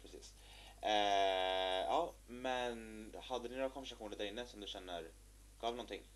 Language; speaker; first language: Swedish; native; Swedish